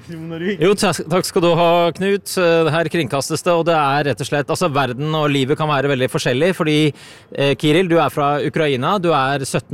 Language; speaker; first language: Norwegian; native; Norwegian